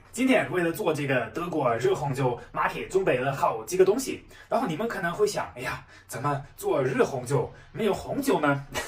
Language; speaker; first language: Chinese; non-native, fluent; German